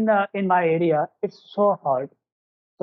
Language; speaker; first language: English; non-native, learner; Marathi